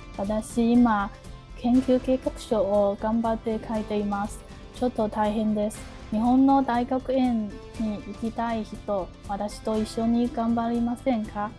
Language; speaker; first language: Japanese; non-native, learner; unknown